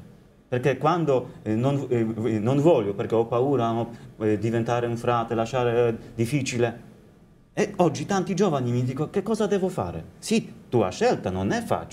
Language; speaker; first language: Italian; non-native, learner; Polish